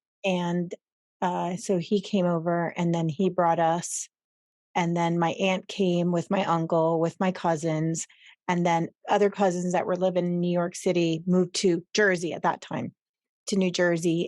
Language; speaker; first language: English; early bilingual, other home language; Spanish